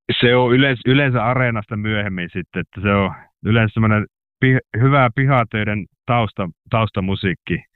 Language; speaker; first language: Finnish; native; Finnish